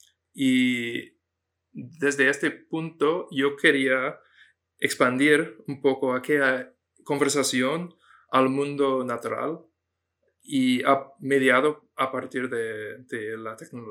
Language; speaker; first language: Spanish; non-native, fluent; English